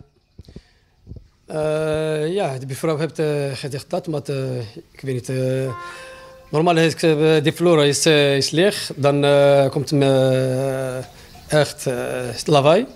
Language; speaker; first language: Dutch; non-native, learner; Arabic